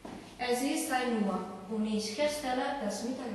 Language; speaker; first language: German; non-native, learner; Catalan